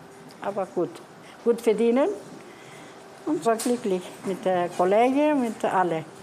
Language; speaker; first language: German; non-native, learner; Greek